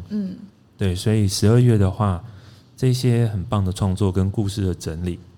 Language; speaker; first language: Chinese; native; Chinese